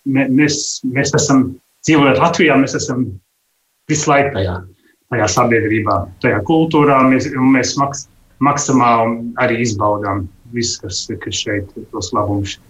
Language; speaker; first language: Latvian; early bilingual, heritage; Latvian